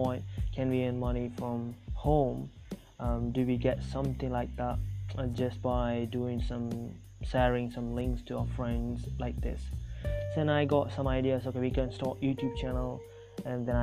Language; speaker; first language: English; non-native, local second language; Tamil